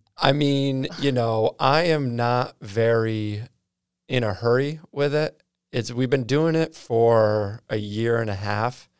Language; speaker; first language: English; native; English